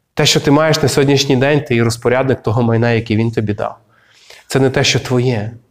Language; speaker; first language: Ukrainian; native; Ukrainian